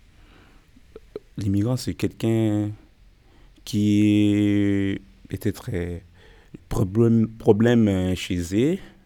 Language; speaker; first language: French; non-native, learner; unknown